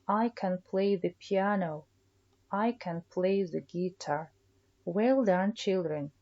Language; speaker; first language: English; non-native, fluent; Kazakh